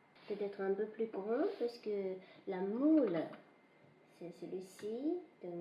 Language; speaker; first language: French; non-native, fluent; Chinese